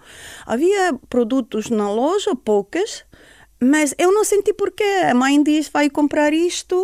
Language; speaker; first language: Portuguese; non-native, fluent; Estonian